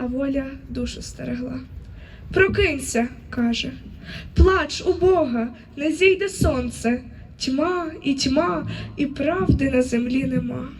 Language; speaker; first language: Ukrainian; native; Ukrainian